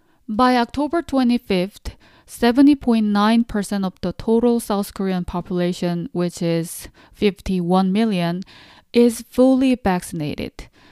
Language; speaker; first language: English; non-native, fluent; Korean